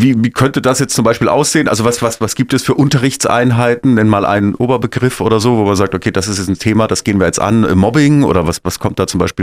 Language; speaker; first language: German; native; German